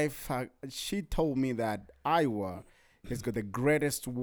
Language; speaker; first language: English; non-native, local second language; Shona